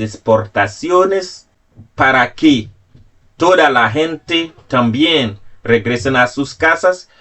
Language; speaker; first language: Spanish; non-native, fluent; Haitian Creole